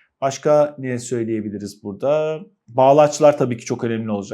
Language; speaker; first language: Turkish; native; Turkish